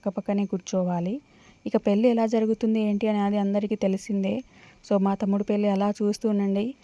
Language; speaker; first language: Telugu; native; Telugu